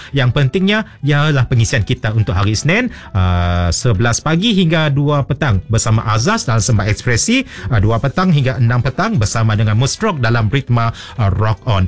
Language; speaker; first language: Malay; native; Malay